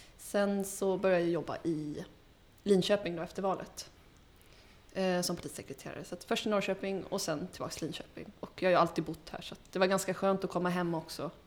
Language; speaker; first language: Swedish; early bilingual, heritage; Swedish